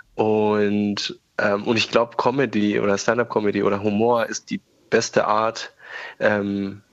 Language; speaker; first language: German; non-native, fluent; Persian